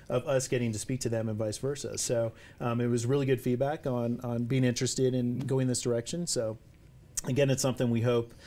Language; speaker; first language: English; native; English